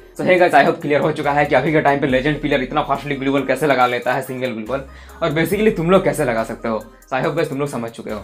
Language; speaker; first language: Hindi; native; Hindi